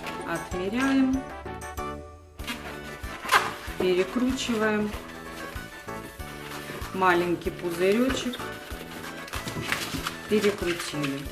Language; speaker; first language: Russian; native; Russian